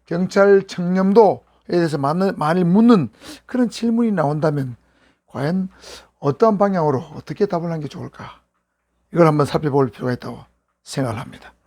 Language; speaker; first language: Korean; native; Korean